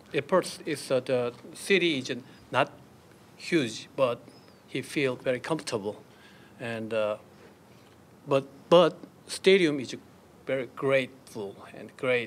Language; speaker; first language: English; non-native, learner; Korean